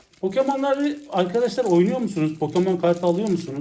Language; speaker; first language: Turkish; native; Turkish